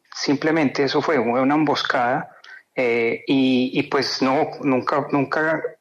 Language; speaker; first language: Spanish; native; Spanish